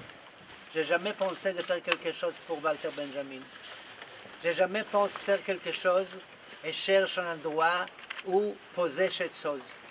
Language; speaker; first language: French; non-native, fluent; Hebrew